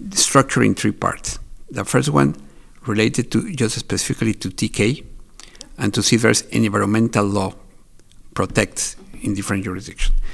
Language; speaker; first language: English; non-native, fluent; Spanish